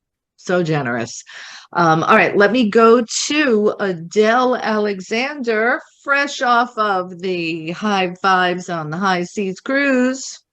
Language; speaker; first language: English; native; English